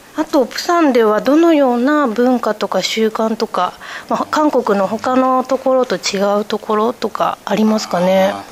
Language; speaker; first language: Japanese; native; Japanese